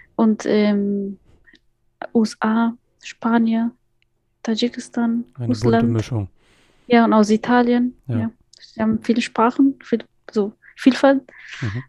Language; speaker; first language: German; non-native, fluent; Persian